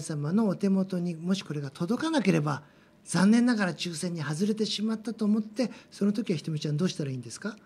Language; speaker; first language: Japanese; native; Japanese